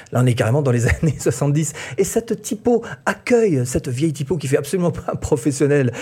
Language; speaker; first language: French; native; French